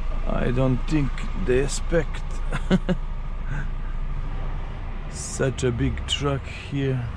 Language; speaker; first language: English; non-native, learner; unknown